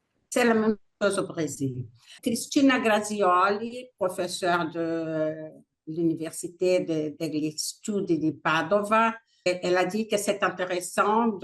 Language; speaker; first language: French; non-native, fluent; Portuguese